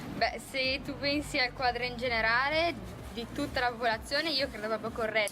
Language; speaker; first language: Italian; native; Italian